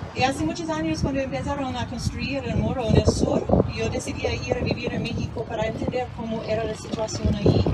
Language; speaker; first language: Spanish; non-native, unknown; English